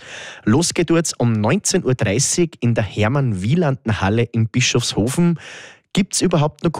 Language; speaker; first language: German; native; German